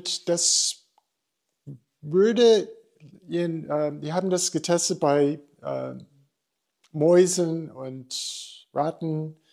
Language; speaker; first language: German; non-native, fluent; English